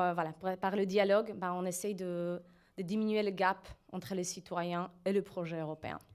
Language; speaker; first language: French; non-native, fluent; Polish